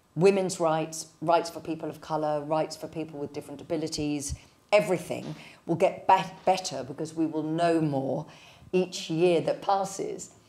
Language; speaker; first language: English; native; English